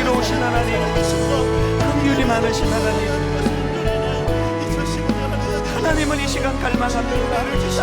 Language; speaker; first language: Korean; native; Korean